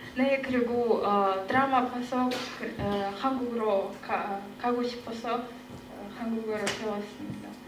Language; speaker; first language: Korean; non-native, learner; Kazakh